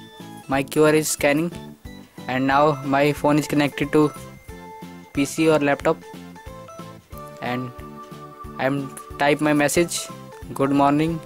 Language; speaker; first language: English; non-native, learner; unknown